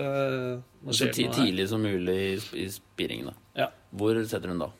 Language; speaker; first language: Norwegian; native; Norwegian